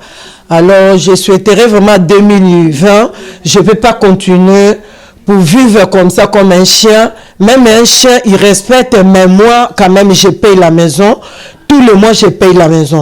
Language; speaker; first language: French; non-native, learner; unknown